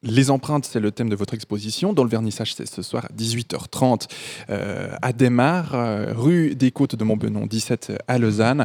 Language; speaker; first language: French; native; French